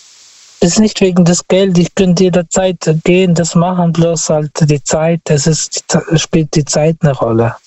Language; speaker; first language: German; non-native, learner; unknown